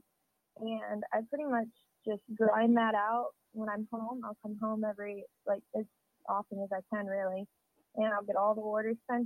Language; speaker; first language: English; native; English